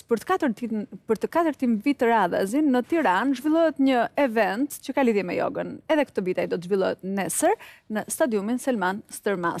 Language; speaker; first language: Albanian; native; Albanian